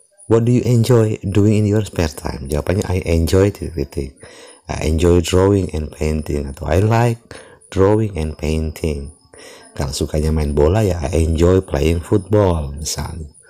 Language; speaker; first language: English; non-native, fluent; Indonesian